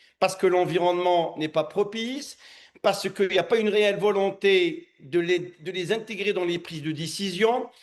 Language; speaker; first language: French; non-native, local second language; Arabic